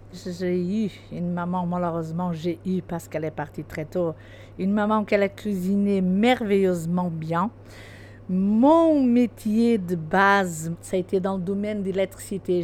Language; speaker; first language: French; non-native, fluent; Portuguese